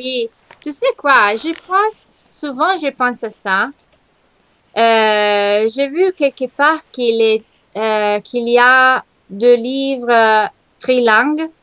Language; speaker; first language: French; non-native, learner; Italian